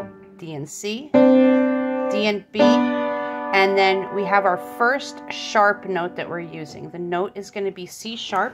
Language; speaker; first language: English; native; English